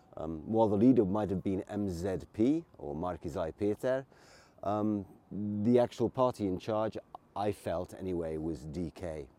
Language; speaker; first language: English; native; English